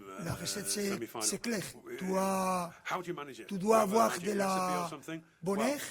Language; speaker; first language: French; non-native, fluent; Spanish